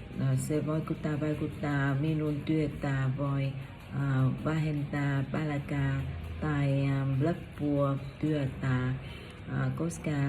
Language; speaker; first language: Finnish; non-native, learner; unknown